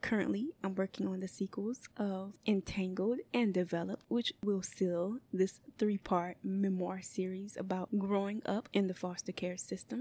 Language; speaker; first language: English; native; English